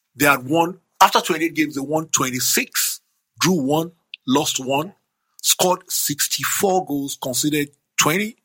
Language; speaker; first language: English; non-native, local second language; Yoruba